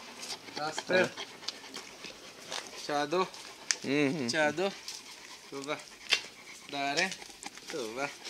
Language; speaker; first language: Japanese; non-native, learner; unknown